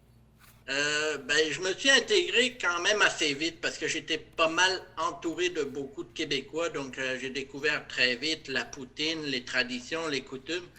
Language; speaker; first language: French; native; French